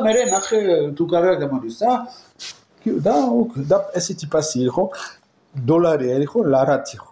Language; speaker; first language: Georgian; non-native, learner; French